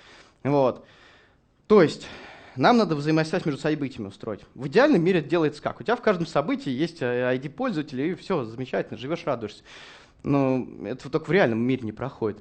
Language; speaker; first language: Russian; native; Russian